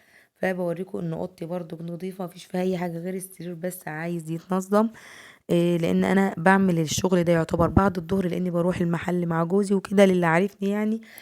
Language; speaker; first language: Arabic; native; Arabic